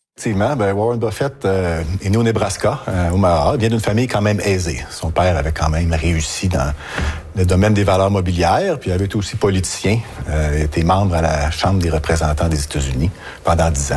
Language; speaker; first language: French; native; French